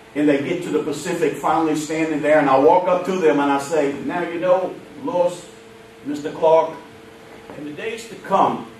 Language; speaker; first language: English; native; English